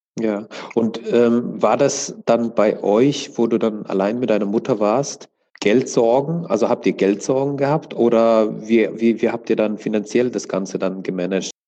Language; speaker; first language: German; native; German